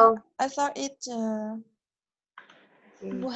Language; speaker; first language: English; non-native, learner; Vietnamese